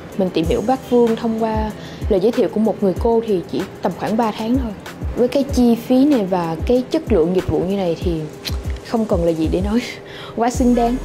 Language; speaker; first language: Vietnamese; native; Vietnamese